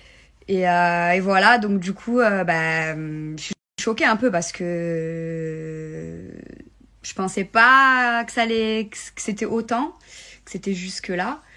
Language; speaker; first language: French; native; French